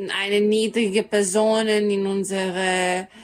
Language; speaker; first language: German; non-native, learner; Serbian